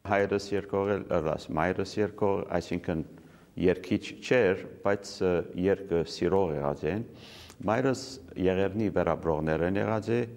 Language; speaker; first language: Armenian; early bilingual, heritage; Armenian